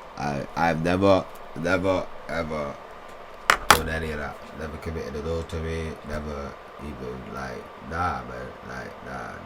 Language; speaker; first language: English; native; English